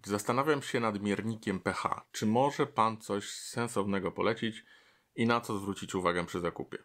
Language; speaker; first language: Polish; native; Polish